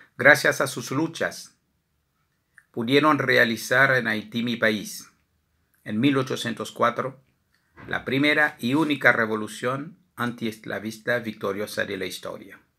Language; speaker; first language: Spanish; non-native, fluent; Haitian Creole